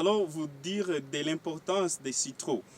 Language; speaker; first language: French; non-native, local second language; Swahili